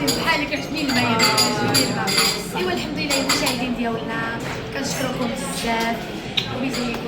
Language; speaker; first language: Arabic; native; Arabic